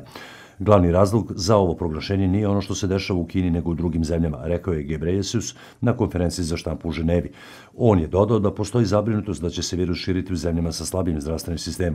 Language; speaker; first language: Serbian; native; Serbian